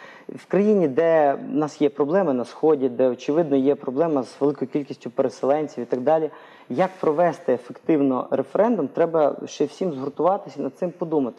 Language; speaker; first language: Ukrainian; native; Ukrainian